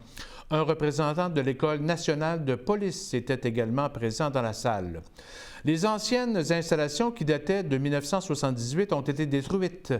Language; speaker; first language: French; native; French